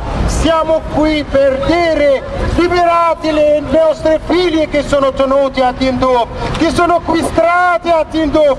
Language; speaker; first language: Italian; non-native, fluent; Arabic